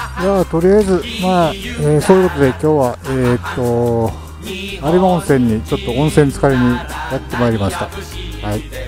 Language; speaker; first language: Japanese; native; Japanese